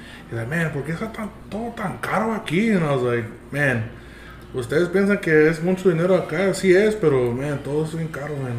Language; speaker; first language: Spanish; early bilingual, heritage; Spanish